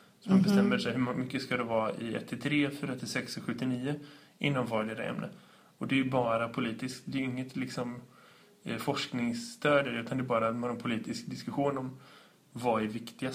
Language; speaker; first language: Swedish; native; Swedish